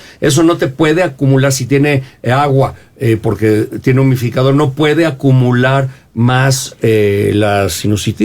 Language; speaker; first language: Spanish; native; Spanish